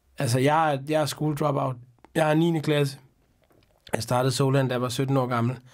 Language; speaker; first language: Danish; early bilingual, other home language; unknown